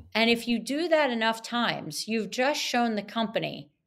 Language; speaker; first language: English; native; English